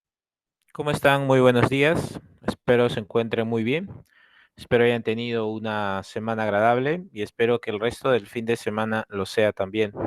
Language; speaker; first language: Spanish; native; Spanish